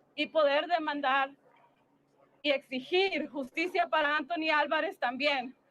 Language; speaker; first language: Spanish; early bilingual, other home language; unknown